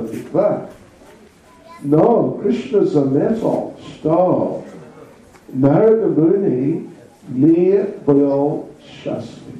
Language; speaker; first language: Russian; non-native, learner; English